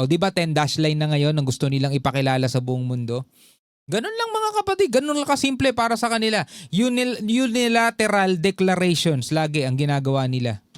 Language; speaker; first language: Filipino; native; Filipino